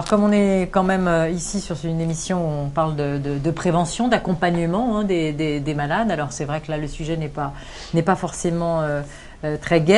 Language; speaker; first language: French; native; French